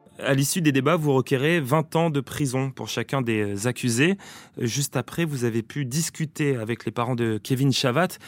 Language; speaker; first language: French; native; French